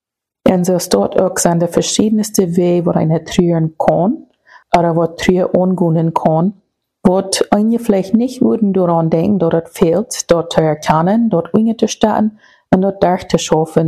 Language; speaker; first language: German; non-native, learner; Plautdietsch